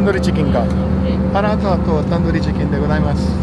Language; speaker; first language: Japanese; non-native, fluent; Urdu